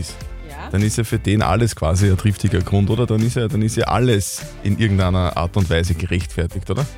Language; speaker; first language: German; native; German